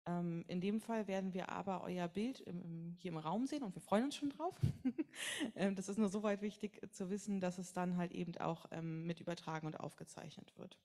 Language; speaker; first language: German; native; German